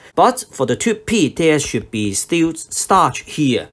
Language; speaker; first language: English; non-native, local second language; Cantonese